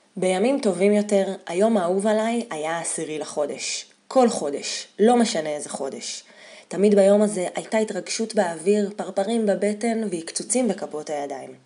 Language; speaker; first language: Hebrew; native; Hebrew